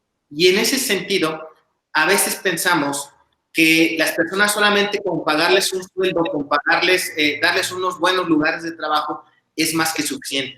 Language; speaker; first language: Spanish; native; Spanish